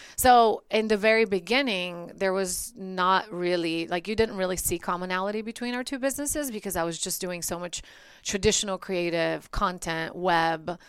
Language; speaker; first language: English; early bilingual, other home language; Bulgarian